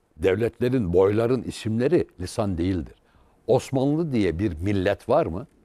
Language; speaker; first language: Turkish; native; Turkish